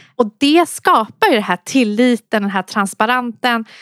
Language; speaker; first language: Swedish; native; Swedish